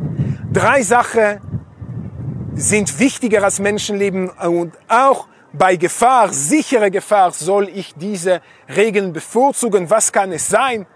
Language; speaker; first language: German; non-native, fluent; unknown